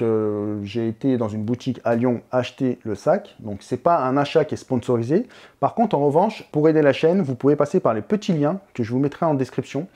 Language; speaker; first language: French; native; French